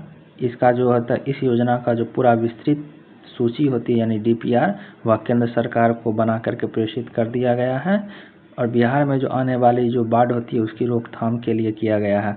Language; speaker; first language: Hindi; native; Hindi